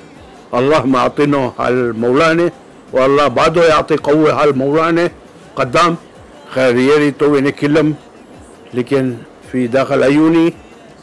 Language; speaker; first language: Arabic; non-native, local second language; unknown